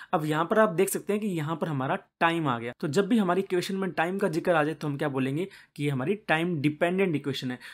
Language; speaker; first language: Hindi; native; Hindi